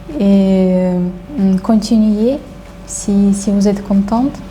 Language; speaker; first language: French; non-native, learner; Ukrainian